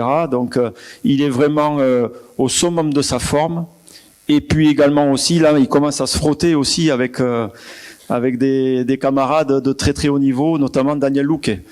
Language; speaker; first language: French; native; French